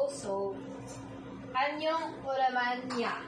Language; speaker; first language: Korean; non-native, learner; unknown